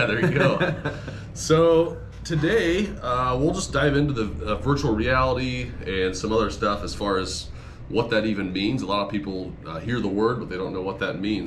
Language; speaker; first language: English; native; English